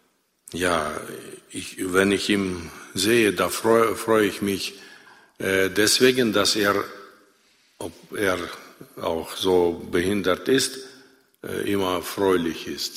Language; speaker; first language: German; non-native, fluent; Russian